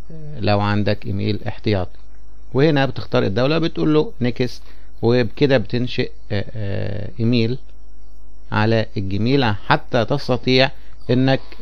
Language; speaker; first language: Arabic; native; Arabic